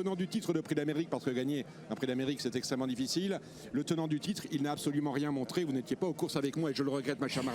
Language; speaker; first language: French; native; French